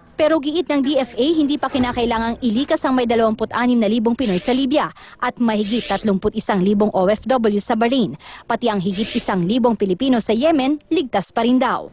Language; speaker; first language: Filipino; native; Filipino